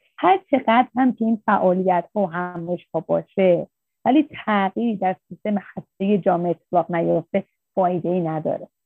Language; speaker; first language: Persian; native; Persian